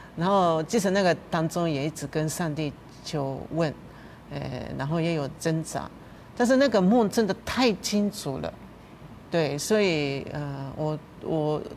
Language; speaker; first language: Chinese; non-native, fluent; Japanese